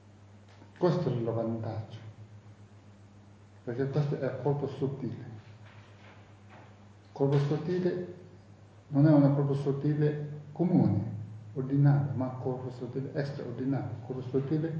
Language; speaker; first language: Italian; non-native, fluent; Tibetan